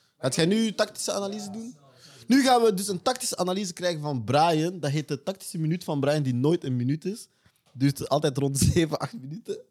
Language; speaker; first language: Dutch; native; Dutch